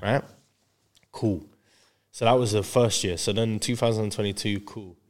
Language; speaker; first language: English; native; English